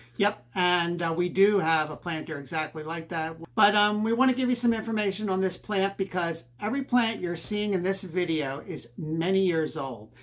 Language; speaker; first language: English; native; English